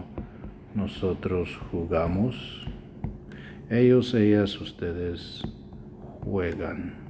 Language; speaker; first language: Spanish; non-native, fluent; English